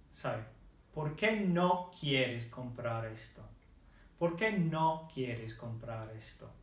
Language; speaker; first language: Spanish; non-native, fluent; English